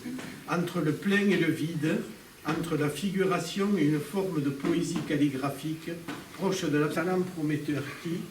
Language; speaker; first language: French; native; French